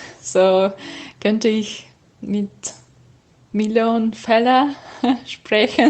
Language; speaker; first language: German; non-native, learner; Russian